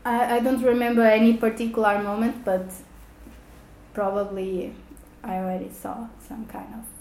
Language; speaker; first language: English; non-native, fluent; Portuguese